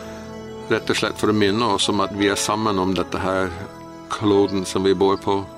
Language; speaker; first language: Norwegian; non-native, fluent; English